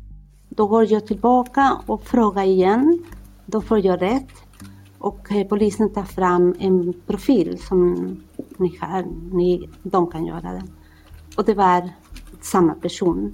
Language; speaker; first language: Swedish; non-native, fluent; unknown